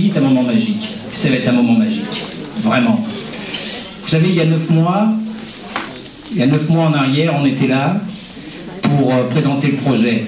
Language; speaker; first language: French; native; French